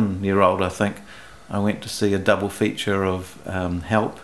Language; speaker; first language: English; non-native, local second language; Greek